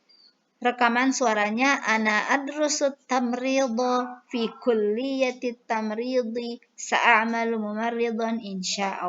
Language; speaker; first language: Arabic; non-native, fluent; Indonesian